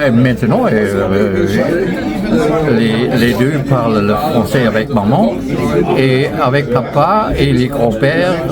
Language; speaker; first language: French; non-native, fluent; German